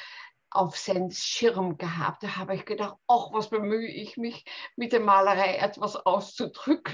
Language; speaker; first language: German; non-native, fluent; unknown